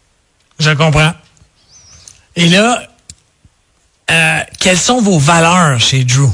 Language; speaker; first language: French; native; French